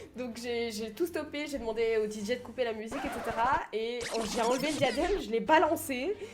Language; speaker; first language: French; early bilingual, other home language; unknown